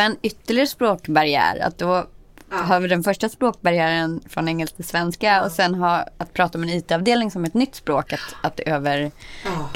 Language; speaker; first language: Swedish; native; Swedish